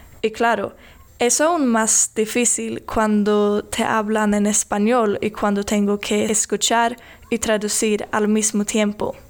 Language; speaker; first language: Spanish; non-native, learner; Swedish